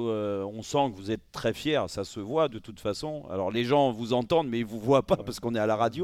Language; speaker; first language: French; native; French